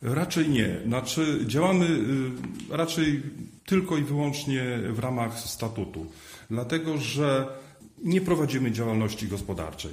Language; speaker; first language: Polish; native; Polish